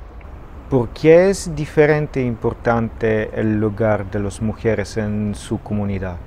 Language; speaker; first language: Spanish; non-native, fluent; Bulgarian